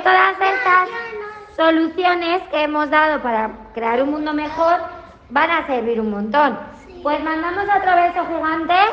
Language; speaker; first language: Spanish; native; Spanish